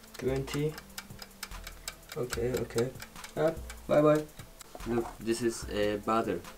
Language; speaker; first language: English; non-native, learner; Turkish